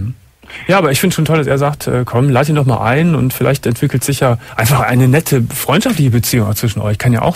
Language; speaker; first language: German; native; German